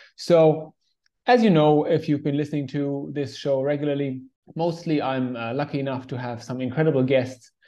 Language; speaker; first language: English; non-native, fluent; German